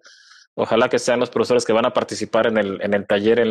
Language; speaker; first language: Spanish; native; Spanish